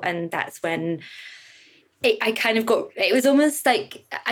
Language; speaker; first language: English; native; English